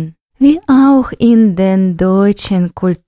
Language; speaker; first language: German; non-native, fluent; Ukrainian